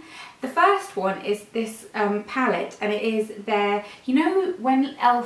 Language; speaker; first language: English; native; English